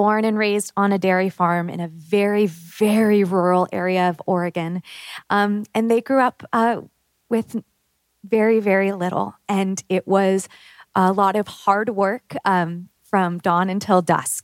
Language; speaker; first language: English; native; English